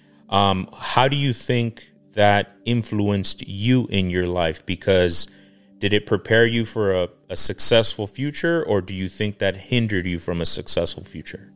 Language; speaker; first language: English; early bilingual, other home language; Spanish